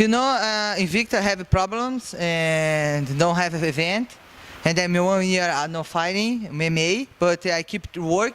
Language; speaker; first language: English; non-native, learner; Portuguese